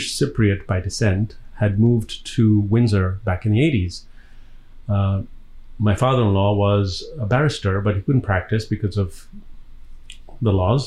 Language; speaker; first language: English; non-native, local second language; Gujarati